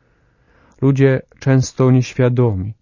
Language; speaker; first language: Polish; native; Polish